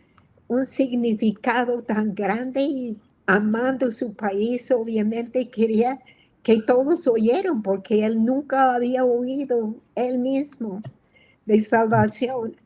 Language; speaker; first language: Spanish; non-native, fluent; English